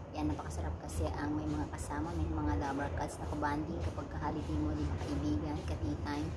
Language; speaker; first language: Filipino; native; Filipino